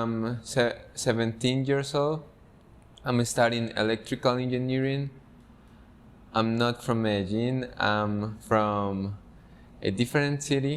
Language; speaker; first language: English; non-native, fluent; Spanish